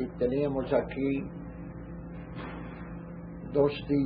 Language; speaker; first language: Spanish; early bilingual, heritage; Ladino